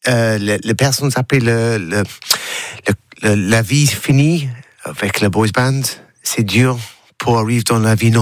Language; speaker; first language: French; non-native, learner; English